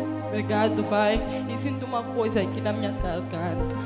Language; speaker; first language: Portuguese; non-native, local second language; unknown